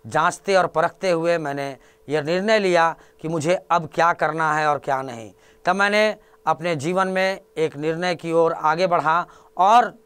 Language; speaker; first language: Hindi; native; Hindi